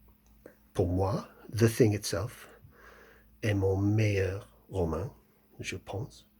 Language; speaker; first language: French; non-native, fluent; English